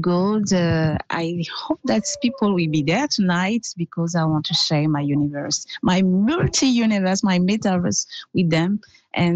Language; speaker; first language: English; non-native, fluent; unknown